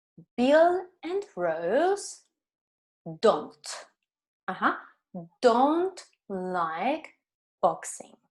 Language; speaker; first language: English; non-native, fluent; Spanish